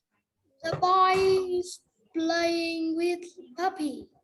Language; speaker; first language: English; non-native, learner; Vietnamese